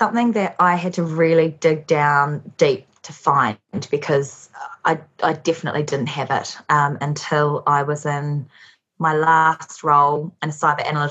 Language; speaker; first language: English; native; English